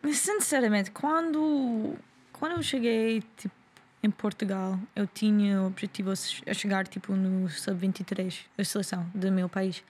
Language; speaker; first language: Portuguese; non-native, learner; English